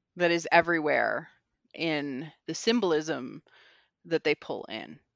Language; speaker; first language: English; native; English